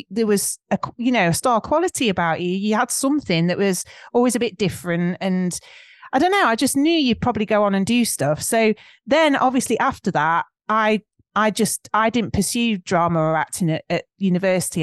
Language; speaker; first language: English; native; English